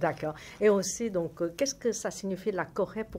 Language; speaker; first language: French; non-native, learner; Korean